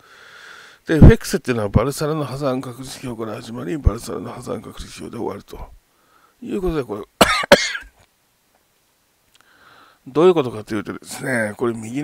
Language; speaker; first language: Japanese; native; Japanese